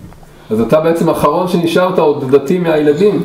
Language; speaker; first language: Hebrew; native; Hebrew